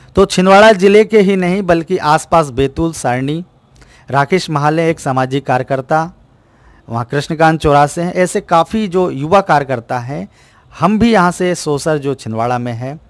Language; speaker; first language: Hindi; native; Hindi